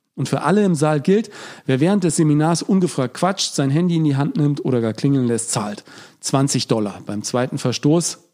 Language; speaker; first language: German; native; German